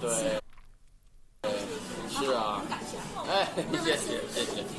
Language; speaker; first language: Chinese; non-native, fluent; English